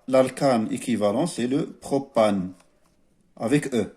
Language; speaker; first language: French; non-native, local second language; Arabic